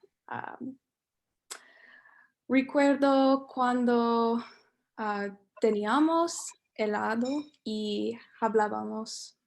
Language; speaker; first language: Spanish; non-native, learner; English